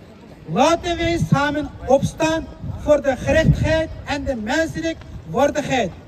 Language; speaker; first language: Dutch; non-native, fluent; Uyghur